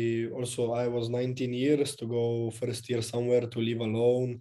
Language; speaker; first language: English; non-native, fluent; Slovenian